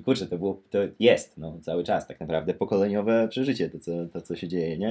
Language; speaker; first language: Polish; native; Polish